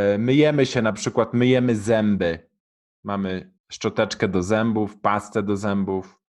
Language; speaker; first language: Polish; native; Polish